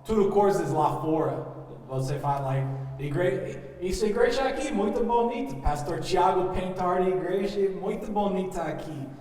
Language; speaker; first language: Portuguese; non-native, learner; English